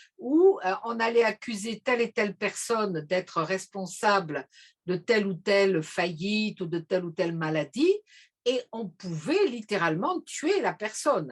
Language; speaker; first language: French; native; French